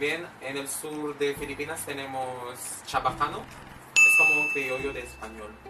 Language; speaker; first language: Spanish; non-native, fluent; Filipino